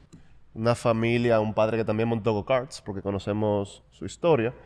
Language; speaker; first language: Spanish; native; Spanish